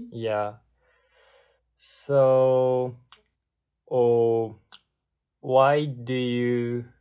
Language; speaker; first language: English; non-native, learner; Japanese